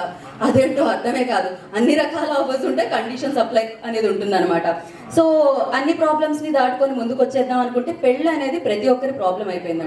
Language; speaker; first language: Telugu; native; Telugu